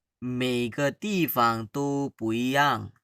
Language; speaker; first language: Chinese; non-native, fluent; Bangla